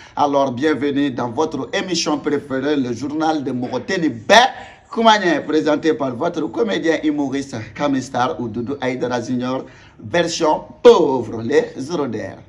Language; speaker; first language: French; non-native, local second language; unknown